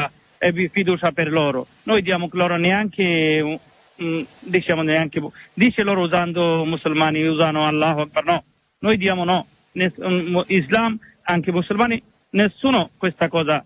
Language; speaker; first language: Italian; non-native, learner; Bangla